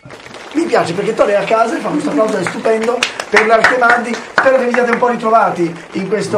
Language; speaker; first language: Italian; native; Italian